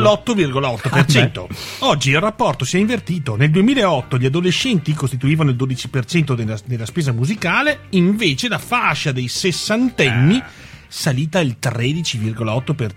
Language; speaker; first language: Italian; native; Italian